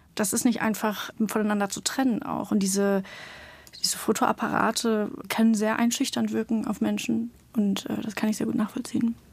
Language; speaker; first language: German; early bilingual, other home language; Turkish